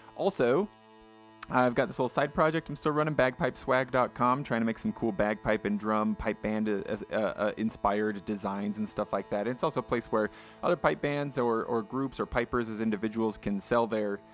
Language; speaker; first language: English; native; English